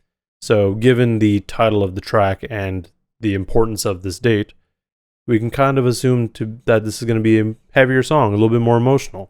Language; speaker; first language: English; native; English